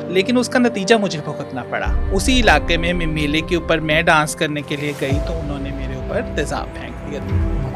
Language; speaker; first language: Urdu; non-native, local second language; Punjabi